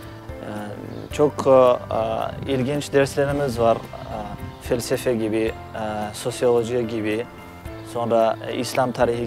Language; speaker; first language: Turkish; non-native, fluent; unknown